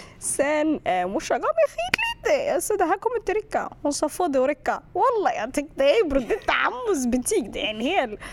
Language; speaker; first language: Swedish; early bilingual, other home language; Arabic